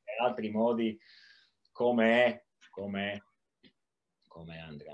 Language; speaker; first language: Italian; non-native, learner; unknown